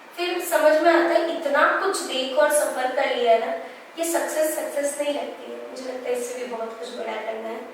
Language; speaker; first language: Hindi; native; Hindi